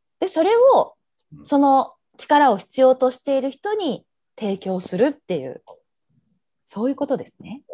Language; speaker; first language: Japanese; native; Japanese